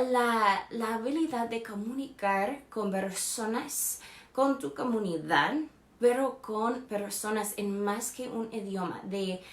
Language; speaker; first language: Spanish; non-native, fluent; English